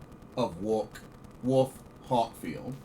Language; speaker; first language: English; native; English